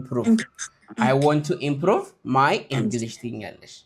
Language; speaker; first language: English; non-native, fluent; Amharic